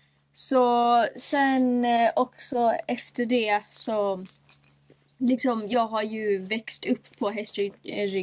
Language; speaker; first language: Swedish; native; Swedish